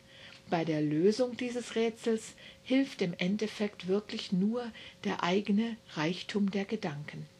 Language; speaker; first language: German; native; German